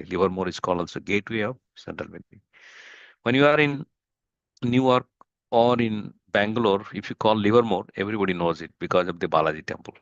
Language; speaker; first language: English; non-native, fluent; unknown